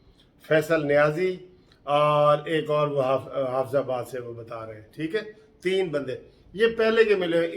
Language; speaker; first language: Urdu; native; Urdu